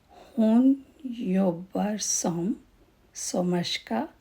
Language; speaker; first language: Swedish; non-native, fluent; Urdu